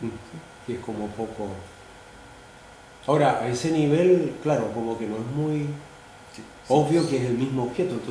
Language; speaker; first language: Spanish; native; Spanish